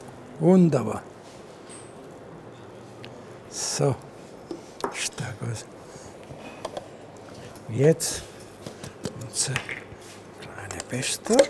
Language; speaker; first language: German; non-native, learner; Italian